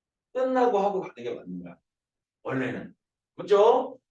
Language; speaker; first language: Korean; native; Korean